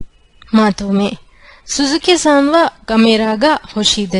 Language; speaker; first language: Japanese; non-native, fluent; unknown